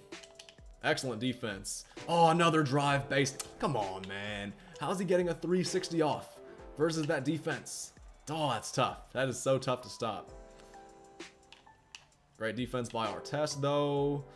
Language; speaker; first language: English; native; English